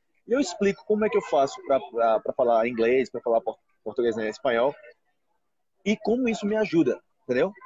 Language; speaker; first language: Portuguese; native; Portuguese